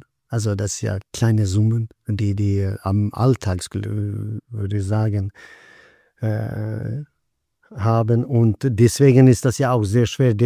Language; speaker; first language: German; non-native, fluent; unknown